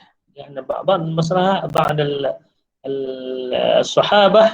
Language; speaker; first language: Arabic; non-native, fluent; Malay